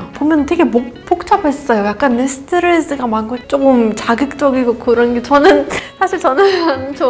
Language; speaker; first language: Korean; non-native, learner; Persian